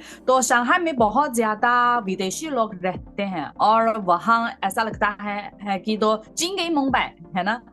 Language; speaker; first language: Hindi; non-native, fluent; Chinese